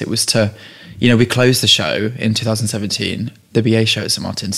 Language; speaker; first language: English; native; English